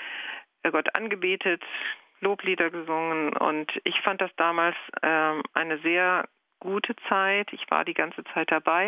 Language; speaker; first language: German; native; German